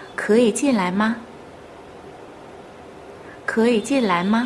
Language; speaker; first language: Chinese; non-native, fluent; Vietnamese